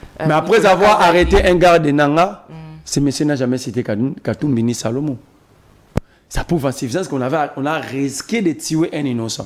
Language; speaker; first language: French; non-native, local second language; Lingala